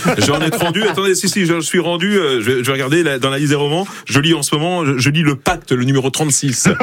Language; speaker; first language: French; native; French